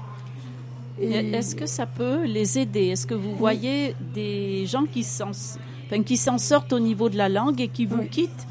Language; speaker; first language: French; native; French